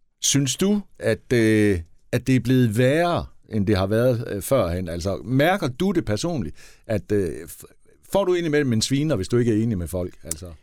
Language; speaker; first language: Danish; native; Danish